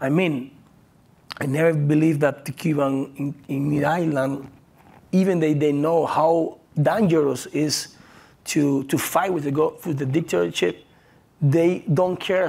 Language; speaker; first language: English; non-native, learner; Spanish